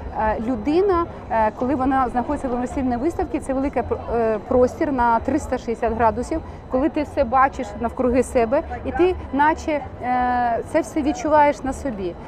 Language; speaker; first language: Ukrainian; native; Ukrainian